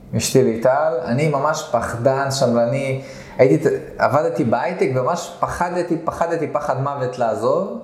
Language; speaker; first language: Hebrew; early bilingual, other home language; Russian